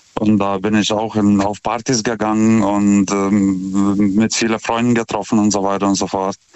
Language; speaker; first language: German; non-native, fluent; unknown